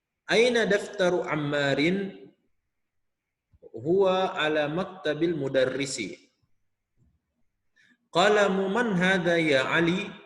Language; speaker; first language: Arabic; non-native, fluent; Indonesian